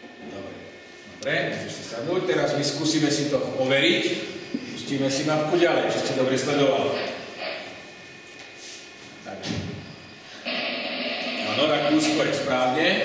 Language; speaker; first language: Slovak; native; Slovak